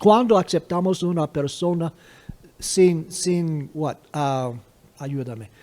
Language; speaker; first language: Spanish; non-native, fluent; English